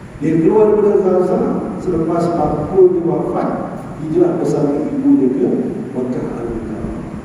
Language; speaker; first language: Malay; native; Malay